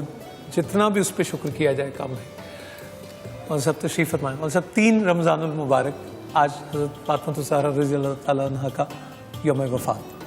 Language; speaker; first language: Urdu; native; Urdu